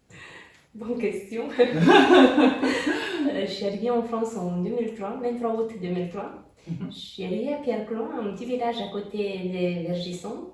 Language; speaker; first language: French; non-native, fluent; Romanian